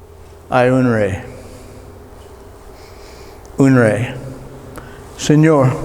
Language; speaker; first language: Spanish; non-native, learner; English